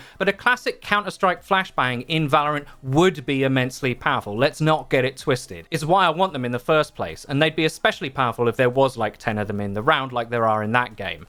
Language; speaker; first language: English; native; English